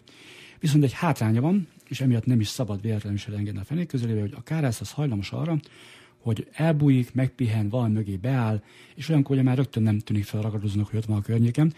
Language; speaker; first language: Hungarian; native; Hungarian